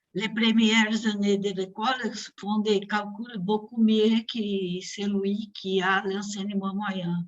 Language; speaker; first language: French; non-native, fluent; Portuguese